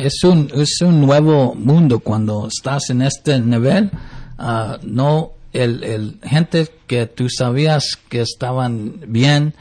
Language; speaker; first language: Spanish; early bilingual, heritage; English